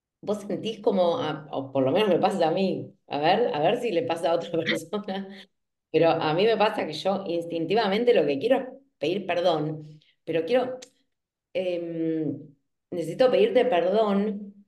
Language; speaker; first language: Spanish; native; Spanish